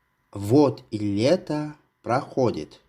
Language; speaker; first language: Russian; non-native, local second language; Tajik